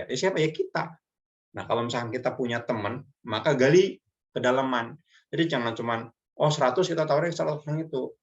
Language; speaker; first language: Indonesian; native; Indonesian